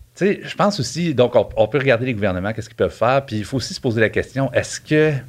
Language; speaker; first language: French; native; French